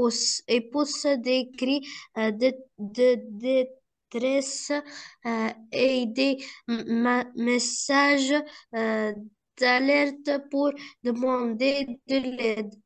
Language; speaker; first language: French; non-native, learner; Arabic